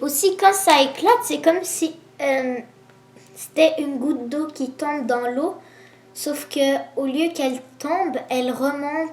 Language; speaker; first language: French; native; French